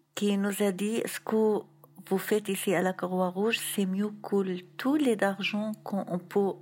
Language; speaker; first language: French; non-native, fluent; Arabic